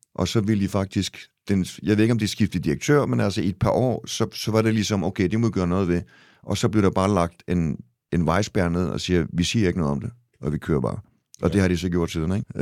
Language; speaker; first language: Danish; early bilingual, other home language; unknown